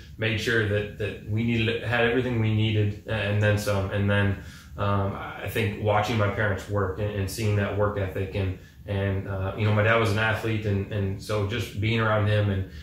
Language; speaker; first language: English; native; English